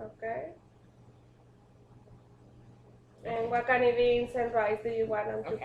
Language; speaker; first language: English; non-native, learner; Spanish